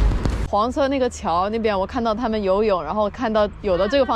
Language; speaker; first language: Chinese; non-native, fluent; English